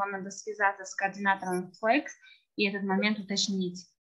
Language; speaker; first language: Russian; native; Russian